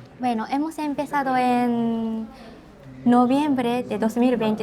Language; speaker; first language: Spanish; non-native, learner; Japanese